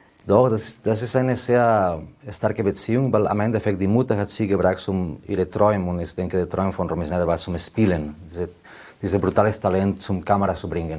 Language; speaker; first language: German; non-native, learner; Spanish